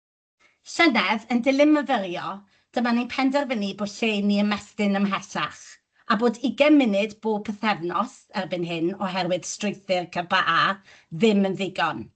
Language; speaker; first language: Welsh; native; Welsh